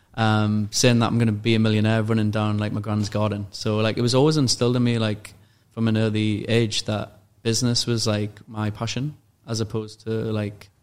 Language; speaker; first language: English; native; English